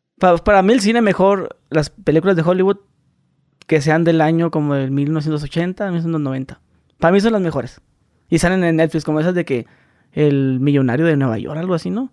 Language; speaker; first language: Spanish; native; Spanish